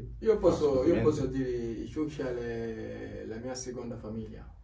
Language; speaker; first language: Italian; non-native, learner; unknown